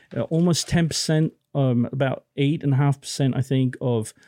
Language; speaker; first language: English; native; English